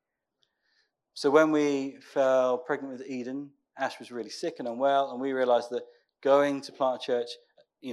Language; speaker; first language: English; native; English